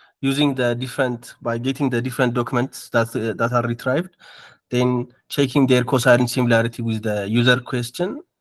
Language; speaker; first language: English; non-native, learner; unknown